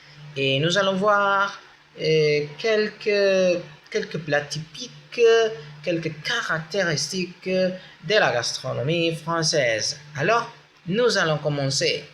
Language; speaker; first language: French; non-native, learner; Spanish